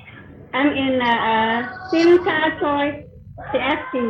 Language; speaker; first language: English; non-native, learner; Indonesian